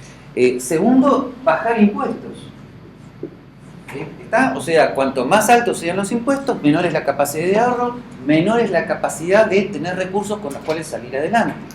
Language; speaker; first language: Spanish; native; Spanish